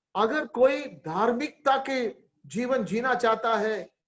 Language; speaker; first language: Hindi; non-native, local second language; Marathi